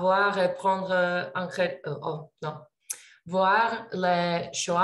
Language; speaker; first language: French; non-native, learner; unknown